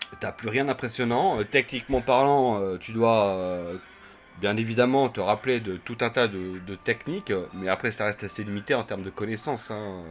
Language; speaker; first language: French; native; French